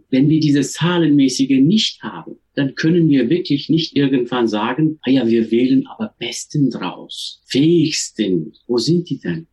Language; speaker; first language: German; non-native, fluent; Turkish